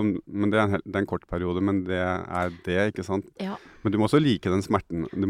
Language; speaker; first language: Norwegian; native; Norwegian